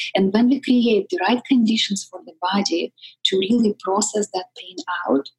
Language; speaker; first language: English; non-native, fluent; Russian